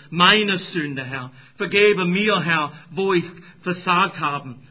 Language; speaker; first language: German; non-native, fluent; English